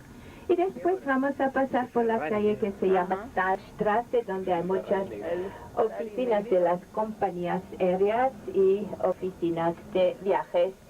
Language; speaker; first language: Spanish; non-native, fluent; German